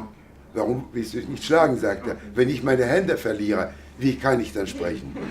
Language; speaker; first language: German; non-native, fluent; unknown